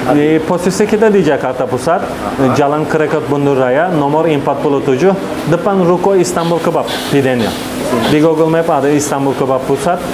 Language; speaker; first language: Indonesian; non-native, fluent; Turkish